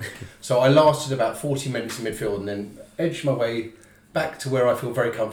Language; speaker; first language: English; native; English